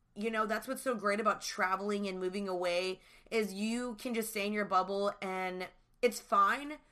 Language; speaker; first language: English; native; English